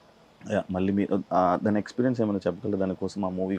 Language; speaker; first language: Telugu; native; Telugu